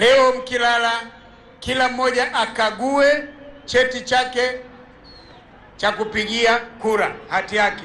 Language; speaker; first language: Swahili; native; Swahili